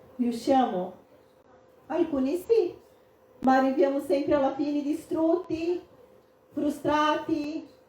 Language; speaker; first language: Italian; non-native, fluent; Portuguese